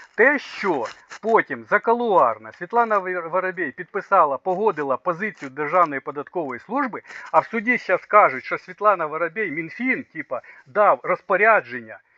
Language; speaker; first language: Ukrainian; non-native, local second language; Russian